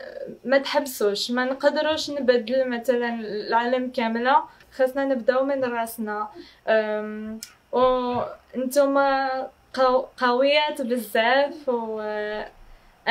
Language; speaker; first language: Arabic; non-native, fluent; English